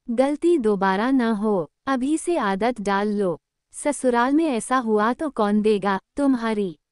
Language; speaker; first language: Hindi; native; Hindi